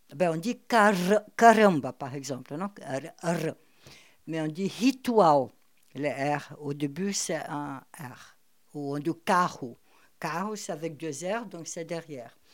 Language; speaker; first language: French; non-native, fluent; Portuguese